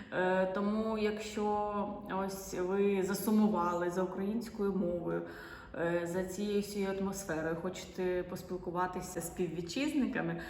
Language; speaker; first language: Ukrainian; non-native, local second language; Russian